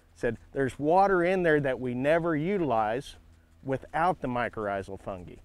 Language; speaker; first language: English; native; English